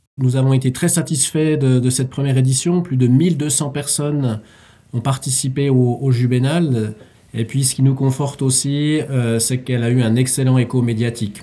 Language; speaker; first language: French; native; French